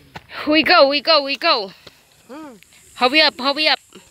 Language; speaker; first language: English; non-native, learner; Indonesian